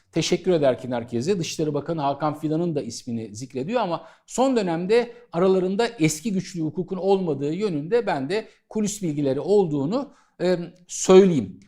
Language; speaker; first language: Turkish; native; Turkish